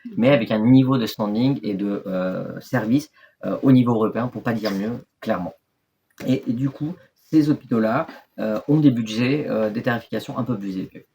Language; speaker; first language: French; early bilingual, other home language; Turkish